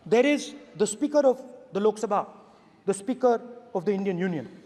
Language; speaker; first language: English; non-native, local second language; Hindi